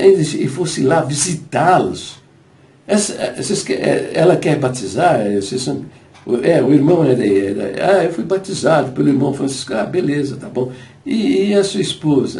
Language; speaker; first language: Portuguese; native; Portuguese